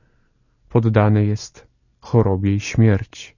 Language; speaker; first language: Polish; native; Polish